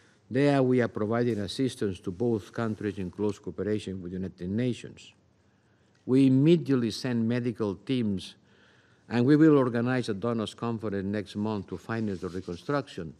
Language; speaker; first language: English; non-native, fluent; Spanish